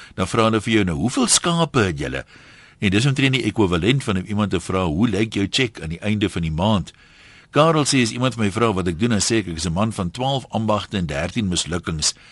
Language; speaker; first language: Afrikaans; native; Afrikaans